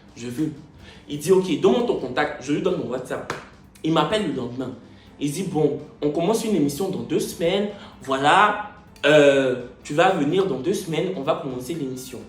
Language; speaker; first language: French; native; French